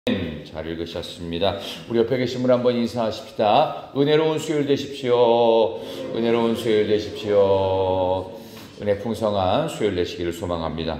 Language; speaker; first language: Korean; native; Korean